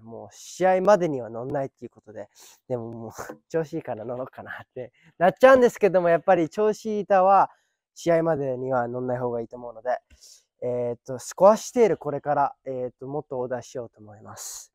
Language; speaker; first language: Japanese; early bilingual, heritage; Japanese